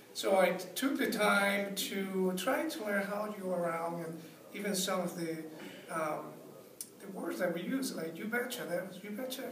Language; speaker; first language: English; non-native, fluent; Spanish